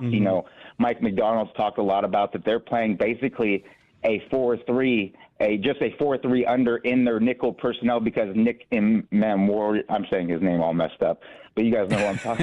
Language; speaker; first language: English; native; English